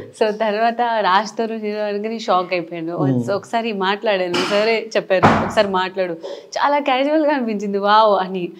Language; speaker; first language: Telugu; non-native, fluent; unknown